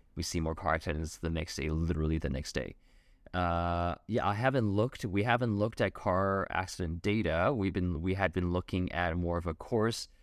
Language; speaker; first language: English; native; English